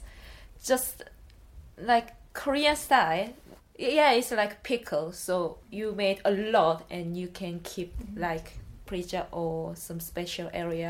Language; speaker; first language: English; non-native, learner; Korean